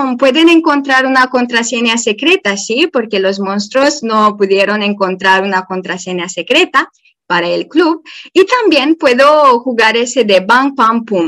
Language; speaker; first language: Spanish; non-native, fluent; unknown